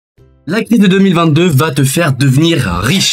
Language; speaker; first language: French; native; French